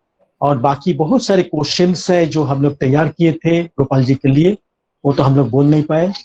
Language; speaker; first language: Hindi; native; Hindi